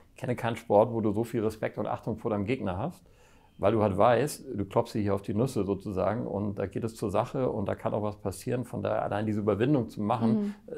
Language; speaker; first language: German; native; German